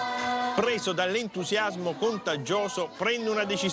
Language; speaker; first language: Italian; native; Italian